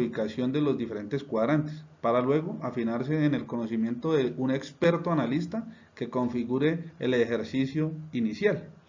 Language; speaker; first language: Spanish; native; Spanish